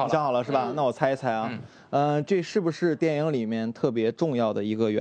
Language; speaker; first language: Chinese; native; Chinese